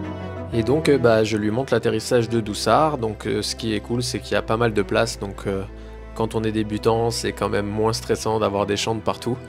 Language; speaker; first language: French; native; French